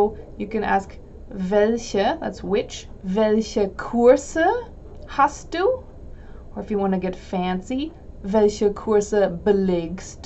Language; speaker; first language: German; non-native, fluent; English